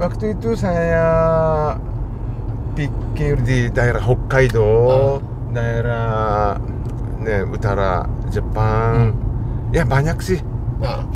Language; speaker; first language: Indonesian; non-native, fluent; Japanese